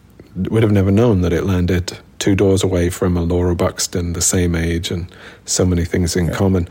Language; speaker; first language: English; native; English